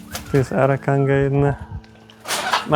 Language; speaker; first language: Polish; non-native, learner; Slovak